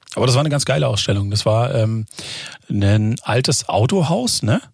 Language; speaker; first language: German; native; German